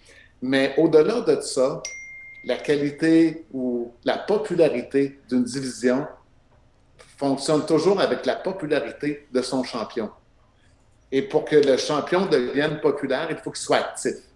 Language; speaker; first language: French; native; French